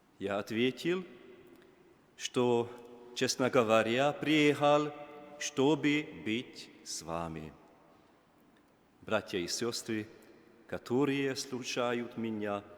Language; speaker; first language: Russian; non-native, learner; Hungarian